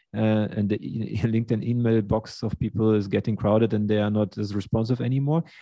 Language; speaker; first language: English; early bilingual, other home language; Russian